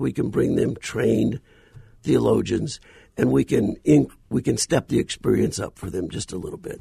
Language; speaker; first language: English; native; English